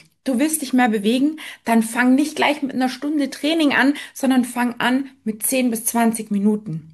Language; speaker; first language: German; native; German